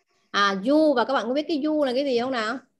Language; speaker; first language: Vietnamese; native; Vietnamese